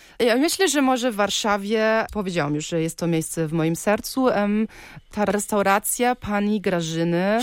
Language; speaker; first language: Polish; early bilingual, heritage; Polish